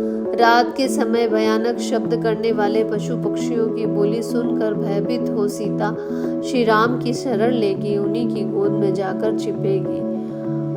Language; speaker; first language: Hindi; native; Hindi